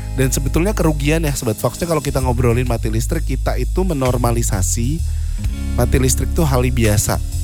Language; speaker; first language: Indonesian; native; Indonesian